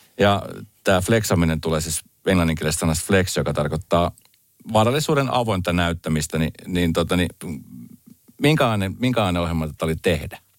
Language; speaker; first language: Finnish; native; Finnish